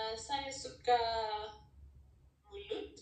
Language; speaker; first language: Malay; non-native, learner; English